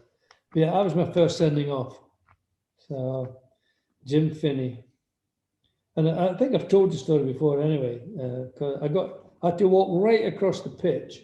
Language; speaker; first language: English; native; English